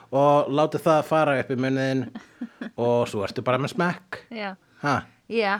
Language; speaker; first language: Icelandic; native; Icelandic